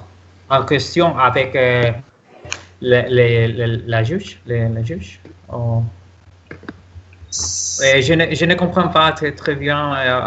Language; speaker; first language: French; non-native, learner; Spanish